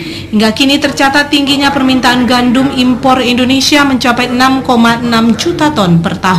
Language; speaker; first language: Indonesian; native; Indonesian